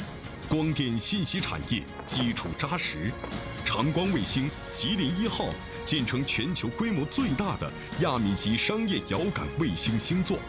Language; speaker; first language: Chinese; native; Chinese